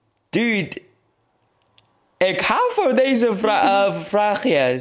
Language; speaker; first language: Dutch; non-native, learner; Arabic